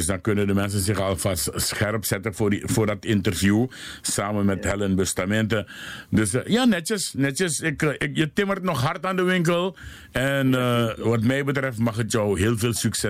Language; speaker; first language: Dutch; native; Dutch